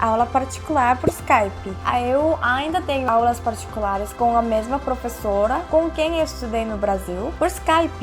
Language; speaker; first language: Portuguese; non-native, fluent; Korean